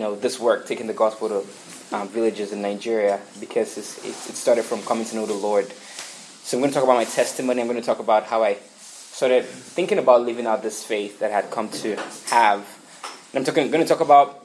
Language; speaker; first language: English; non-native, local second language; Igbo